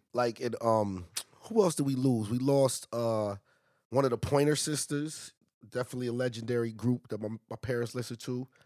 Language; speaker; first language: English; native; English